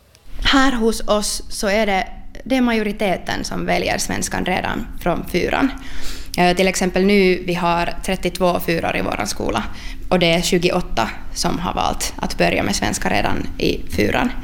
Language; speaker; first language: Swedish; non-native, local second language; Finnish